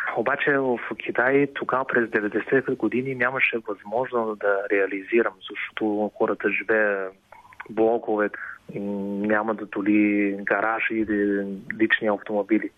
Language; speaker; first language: Bulgarian; non-native, fluent; Chinese